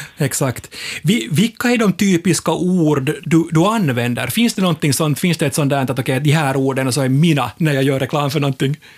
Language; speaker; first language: Swedish; native; Swedish